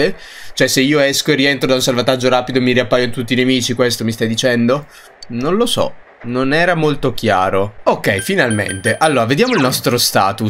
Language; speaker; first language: Italian; native; Italian